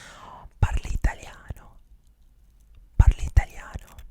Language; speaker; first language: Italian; non-native, learner; English